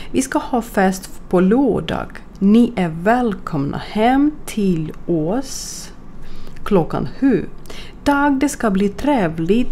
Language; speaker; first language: Swedish; non-native, fluent; Ukrainian